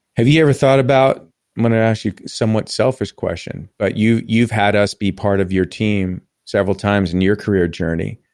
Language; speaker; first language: English; native; English